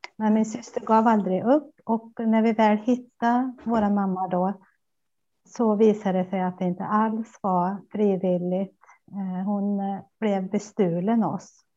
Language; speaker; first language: Swedish; early bilingual, other home language; Spanish